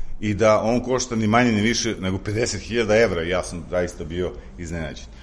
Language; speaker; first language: Serbian; native; Serbian